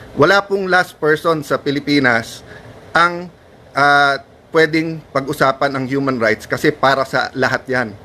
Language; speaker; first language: Filipino; native; Filipino